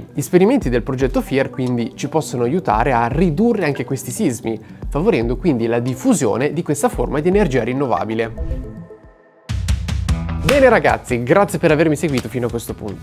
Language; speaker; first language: Italian; native; Italian